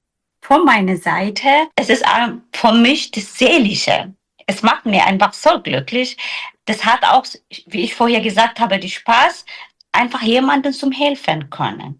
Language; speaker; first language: German; non-native, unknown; Tigrinya